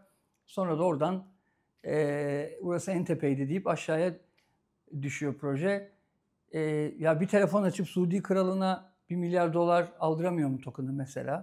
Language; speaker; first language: Turkish; native; Turkish